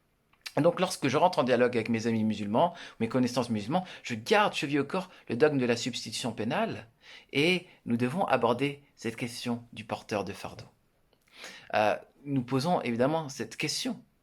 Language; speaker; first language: French; native; French